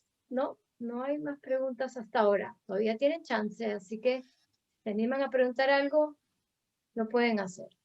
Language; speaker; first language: Spanish; native; Spanish